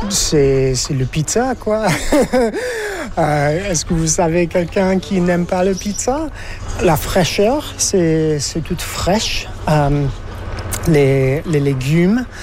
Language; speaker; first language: French; non-native, learner; English